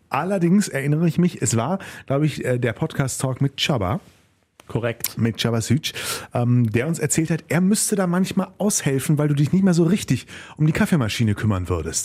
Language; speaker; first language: German; native; German